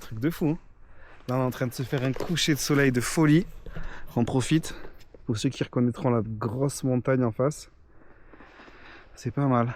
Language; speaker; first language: French; native; French